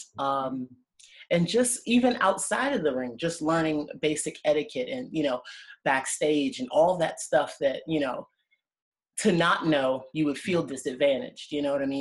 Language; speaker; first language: English; native; English